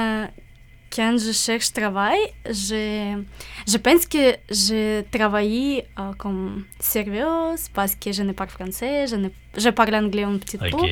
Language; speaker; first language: French; non-native, learner; Ukrainian